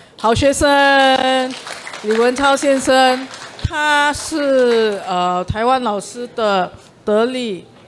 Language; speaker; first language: Chinese; native; Chinese